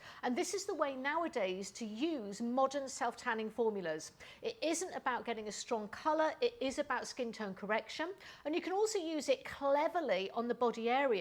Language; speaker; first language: English; native; English